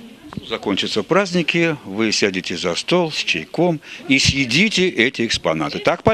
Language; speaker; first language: Russian; native; Russian